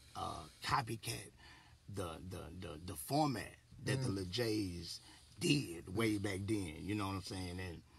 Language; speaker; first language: English; native; English